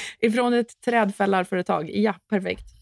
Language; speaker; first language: Swedish; native; Swedish